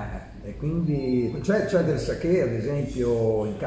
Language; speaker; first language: Italian; native; Italian